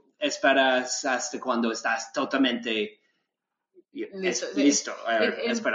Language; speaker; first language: Spanish; non-native, learner; English